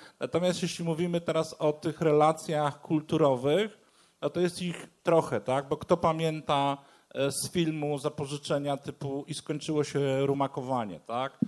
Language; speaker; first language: Polish; native; Polish